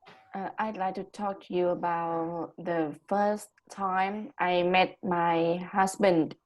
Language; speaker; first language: English; non-native, learner; Vietnamese